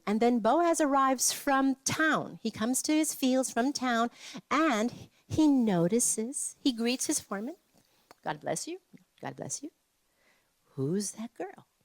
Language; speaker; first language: English; native; English